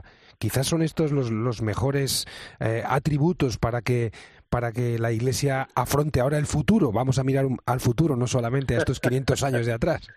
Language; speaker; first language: Spanish; native; Spanish